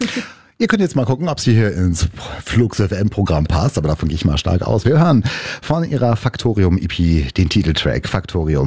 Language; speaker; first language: German; native; German